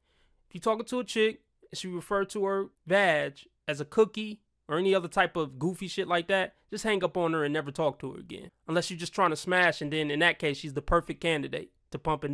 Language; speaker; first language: English; native; English